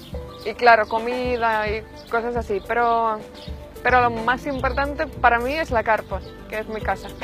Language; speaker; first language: Spanish; non-native, fluent; Finnish